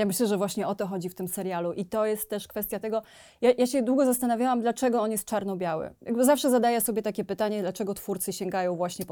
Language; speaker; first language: Polish; native; Polish